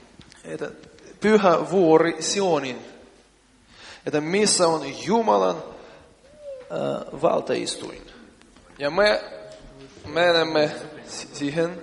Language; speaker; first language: Finnish; non-native, learner; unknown